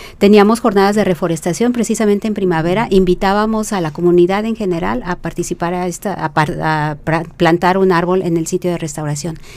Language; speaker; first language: Spanish; native; Spanish